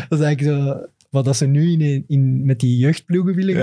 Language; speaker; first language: Dutch; native; Dutch